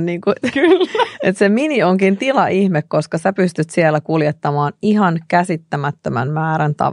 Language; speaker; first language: Finnish; native; Finnish